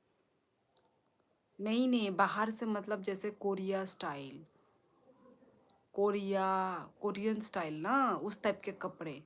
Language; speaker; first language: Hindi; non-native, local second language; Kok Borok